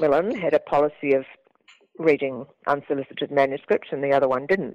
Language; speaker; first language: English; native; English